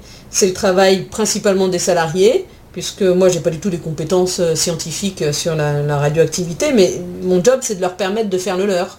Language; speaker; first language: French; native; French